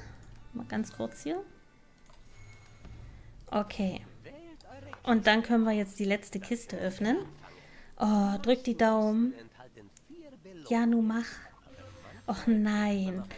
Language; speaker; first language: German; native; German